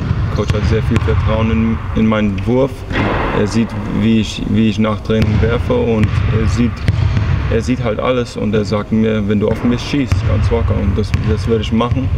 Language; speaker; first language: German; early bilingual, heritage; English